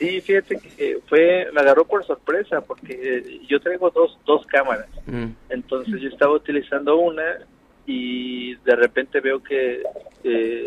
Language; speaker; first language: Spanish; native; Spanish